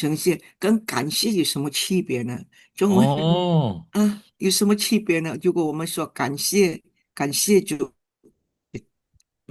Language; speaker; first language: Chinese; non-native, fluent; Indonesian